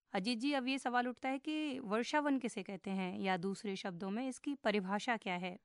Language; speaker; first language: Hindi; native; Hindi